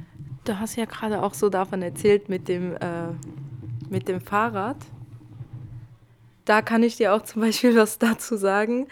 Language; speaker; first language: German; early bilingual, other home language; Kurdish